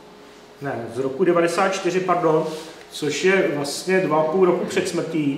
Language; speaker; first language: Czech; native; Czech